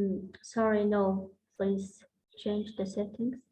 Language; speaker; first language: English; non-native, fluent; Mongolian